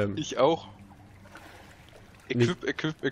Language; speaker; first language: German; native; German